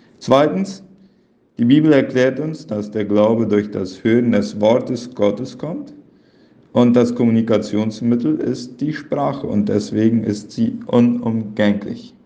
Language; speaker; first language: German; early bilingual, heritage; Plautdietsch